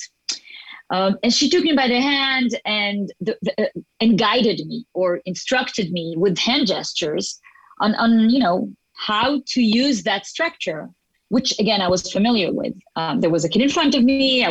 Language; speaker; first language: English; non-native, fluent; Hebrew